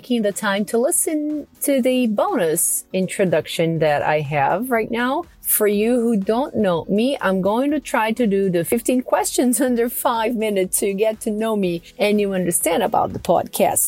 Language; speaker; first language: English; non-native, fluent; Portuguese